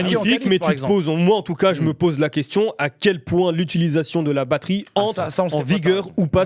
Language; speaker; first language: French; native; French